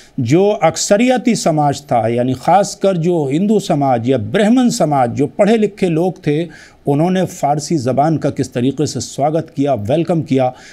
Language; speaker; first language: Hindi; native; Hindi